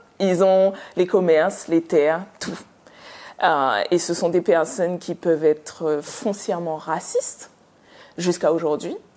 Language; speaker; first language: French; native; French